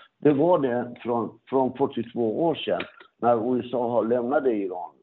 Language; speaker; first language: Swedish; non-native, fluent; Persian